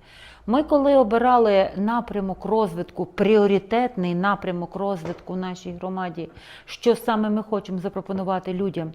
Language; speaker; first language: Ukrainian; native; Ukrainian